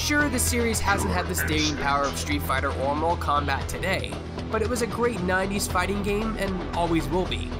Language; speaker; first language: English; native; English